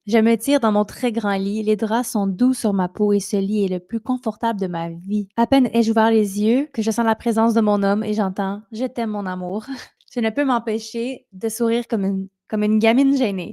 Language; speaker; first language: French; native; French